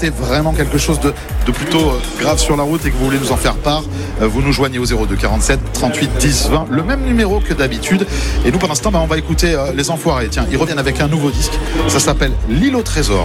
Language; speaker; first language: French; native; French